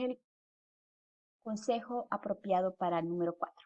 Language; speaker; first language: Spanish; native; Spanish